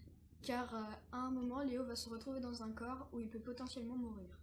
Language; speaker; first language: French; native; French